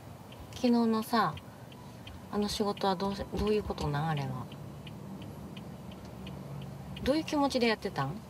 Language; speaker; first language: Japanese; native; Japanese